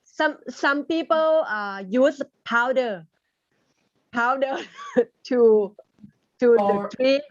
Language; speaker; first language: English; non-native, learner; Thai